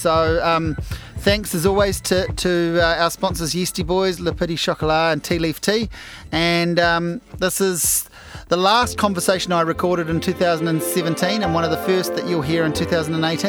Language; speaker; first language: English; native; English